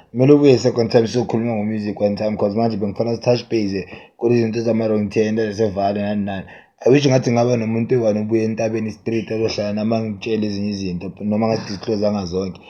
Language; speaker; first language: Zulu; native; Zulu